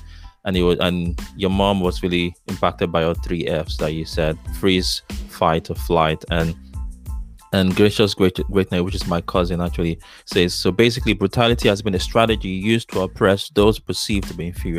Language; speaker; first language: English; non-native, local second language; Yoruba